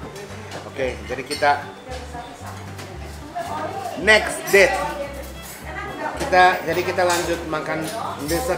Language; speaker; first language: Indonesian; non-native, fluent; Japanese